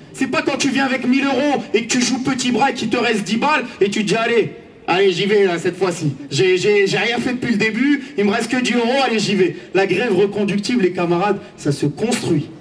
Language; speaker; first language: French; native; French